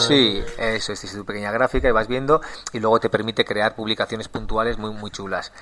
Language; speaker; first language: Spanish; native; Spanish